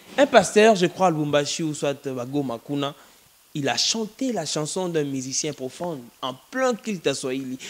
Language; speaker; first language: French; non-native, local second language; Lingala